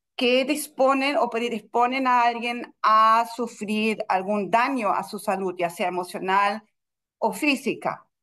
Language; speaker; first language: Spanish; non-native, fluent; Russian